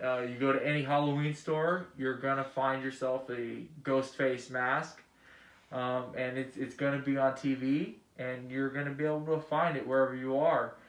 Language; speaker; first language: English; native; English